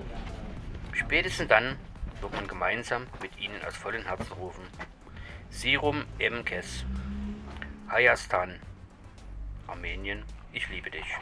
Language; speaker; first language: German; native; German